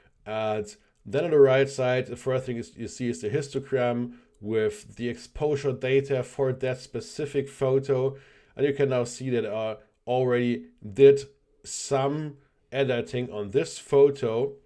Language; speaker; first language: English; non-native, fluent; German